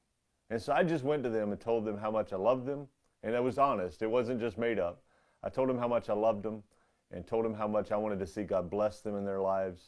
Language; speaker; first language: English; native; English